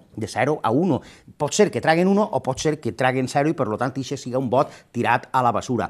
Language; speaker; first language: Catalan; native; Catalan